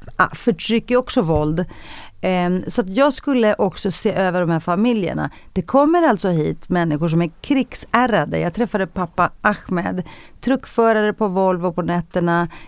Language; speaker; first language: Swedish; early bilingual, other home language; Greek